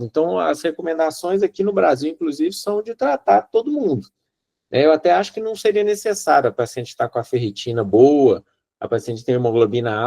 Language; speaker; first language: Portuguese; native; Portuguese